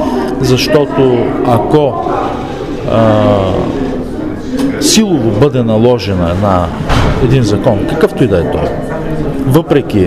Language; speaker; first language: Bulgarian; native; Bulgarian